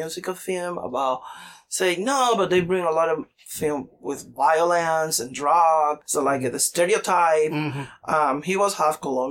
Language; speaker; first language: English; non-native, learner; Spanish